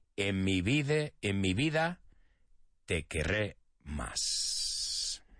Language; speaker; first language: Spanish; non-native, fluent; English